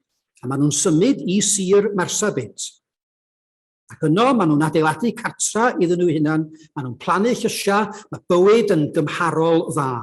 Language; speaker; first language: Welsh; native; Welsh